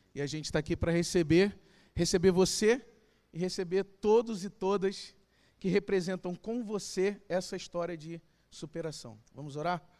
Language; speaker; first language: Portuguese; native; Portuguese